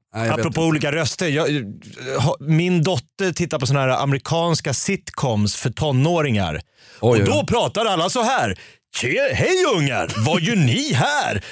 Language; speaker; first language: Swedish; native; Swedish